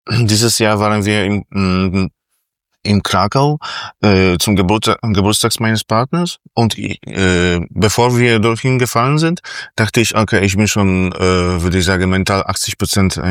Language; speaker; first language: German; non-native, fluent; Polish